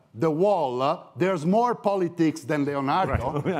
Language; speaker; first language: English; non-native, fluent; Italian